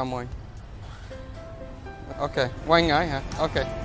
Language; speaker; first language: Vietnamese; non-native, learner; English